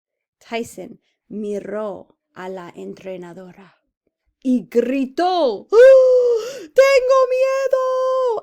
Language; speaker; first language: Spanish; non-native, fluent; English